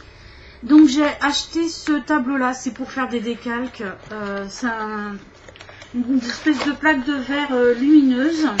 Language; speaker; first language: French; native; French